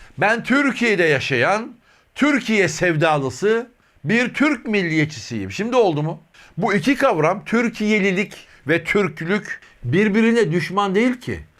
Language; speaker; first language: Turkish; native; Turkish